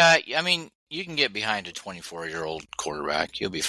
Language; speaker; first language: English; native; English